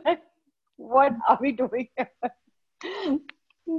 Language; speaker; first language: English; non-native, local second language; Malayalam